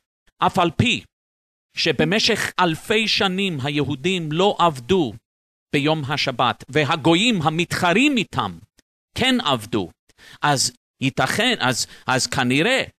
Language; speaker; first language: Hebrew; non-native, fluent; English